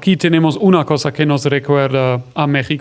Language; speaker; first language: Spanish; non-native, fluent; German